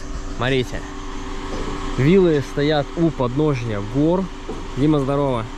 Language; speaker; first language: Russian; native; Russian